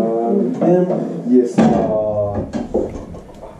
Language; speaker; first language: English; non-native, learner; Japanese